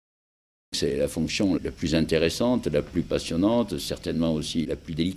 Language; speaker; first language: French; native; French